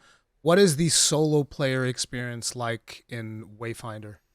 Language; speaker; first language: English; native; English